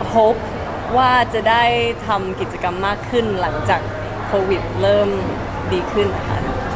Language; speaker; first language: Thai; early bilingual, heritage; Thai